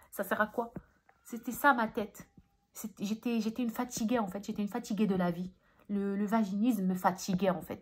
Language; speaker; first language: French; early bilingual, other home language; Arabic